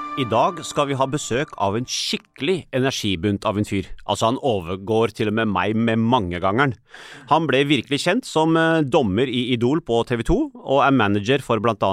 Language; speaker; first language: Norwegian; early bilingual, other home language; Urdu